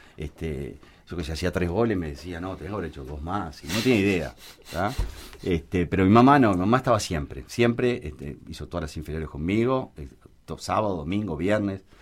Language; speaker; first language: Spanish; native; Spanish